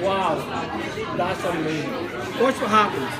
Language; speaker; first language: English; native; English